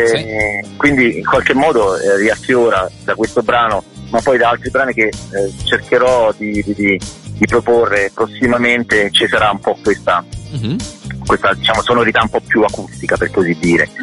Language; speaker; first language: Italian; native; Italian